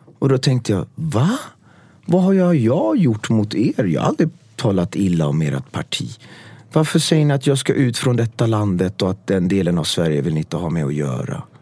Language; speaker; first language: Swedish; early bilingual, other home language; Persian